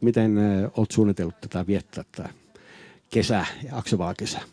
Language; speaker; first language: Finnish; native; Finnish